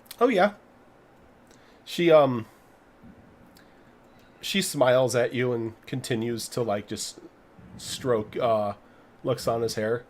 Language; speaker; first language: English; native; English